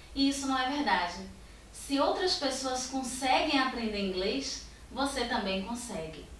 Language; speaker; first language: Portuguese; native; Portuguese